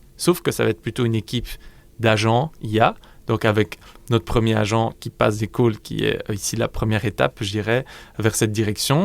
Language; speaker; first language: French; native; French